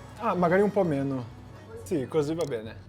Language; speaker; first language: Italian; non-native, learner; Portuguese